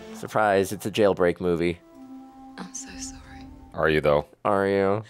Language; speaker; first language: English; native; English